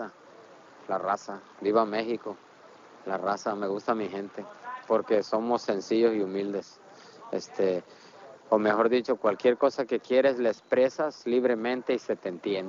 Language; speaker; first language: Spanish; native; Spanish